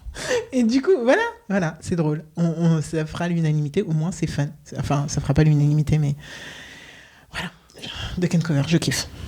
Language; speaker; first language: French; native; French